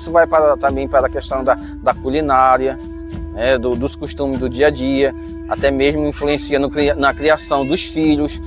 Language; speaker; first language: Portuguese; native; Portuguese